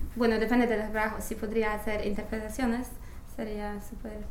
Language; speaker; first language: Spanish; non-native, fluent; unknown